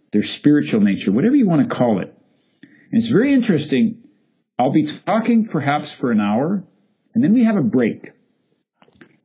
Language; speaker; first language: English; native; English